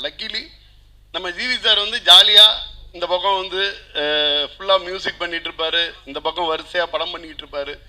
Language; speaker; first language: Tamil; native; Tamil